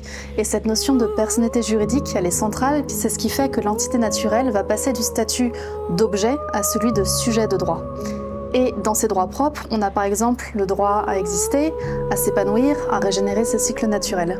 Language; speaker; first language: French; native; French